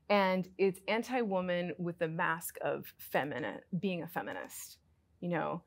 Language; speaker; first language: English; native; English